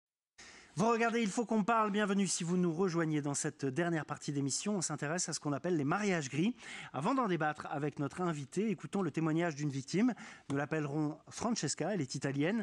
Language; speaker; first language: French; native; French